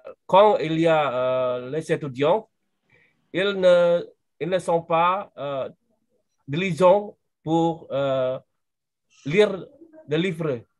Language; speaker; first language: French; non-native, learner; Indonesian